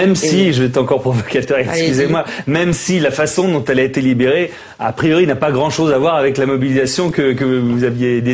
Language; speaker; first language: French; native; French